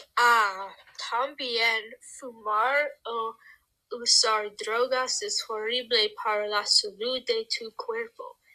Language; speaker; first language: Spanish; non-native, learner; English